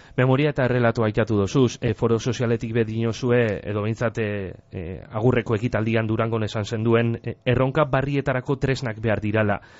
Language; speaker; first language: Basque; native; Basque